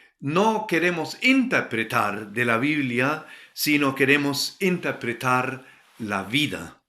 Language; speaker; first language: Spanish; non-native, fluent; German